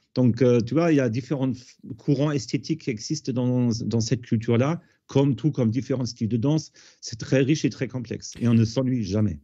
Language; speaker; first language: French; non-native, fluent; German